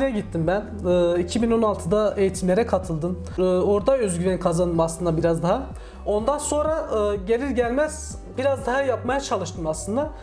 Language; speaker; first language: Turkish; native; Turkish